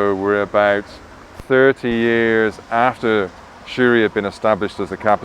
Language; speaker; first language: English; native; English